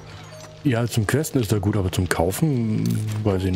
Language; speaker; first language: German; native; German